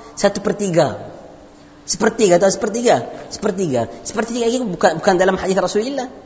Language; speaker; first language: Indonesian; non-native, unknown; Arabic